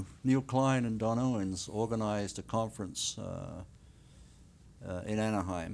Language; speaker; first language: English; native; English